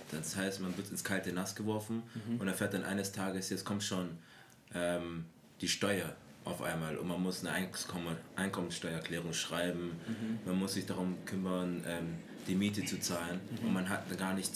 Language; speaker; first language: German; native; German